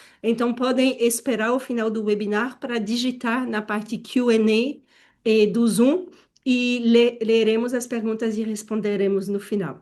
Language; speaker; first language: Portuguese; non-native, fluent; French